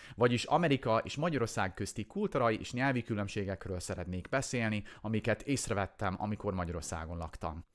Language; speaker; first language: Hungarian; non-native, fluent; English